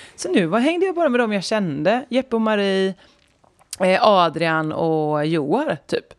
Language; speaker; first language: Swedish; native; Swedish